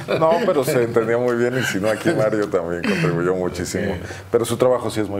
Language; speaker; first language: Spanish; native; Spanish